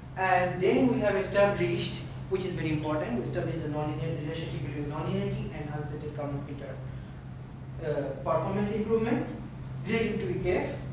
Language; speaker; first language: English; non-native, local second language; Bangla